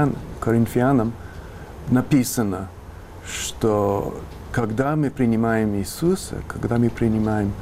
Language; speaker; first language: Russian; non-native, fluent; English